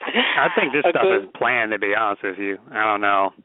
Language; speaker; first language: English; native; English